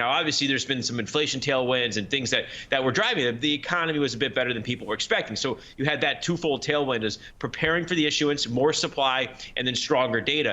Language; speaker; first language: English; native; English